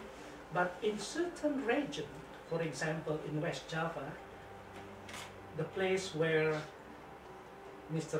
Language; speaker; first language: English; non-native, fluent; Indonesian